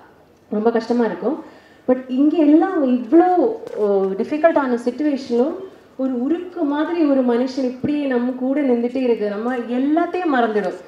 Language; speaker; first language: Tamil; non-native, learner; Malayalam